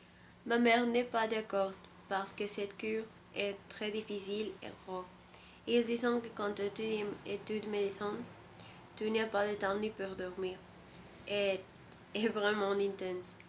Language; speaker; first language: French; non-native, learner; Spanish